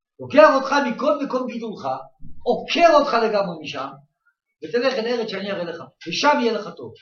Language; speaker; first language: Hebrew; native; Hebrew